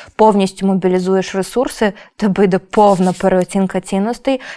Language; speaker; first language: Ukrainian; native; Ukrainian